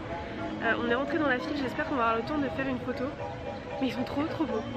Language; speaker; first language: French; native; French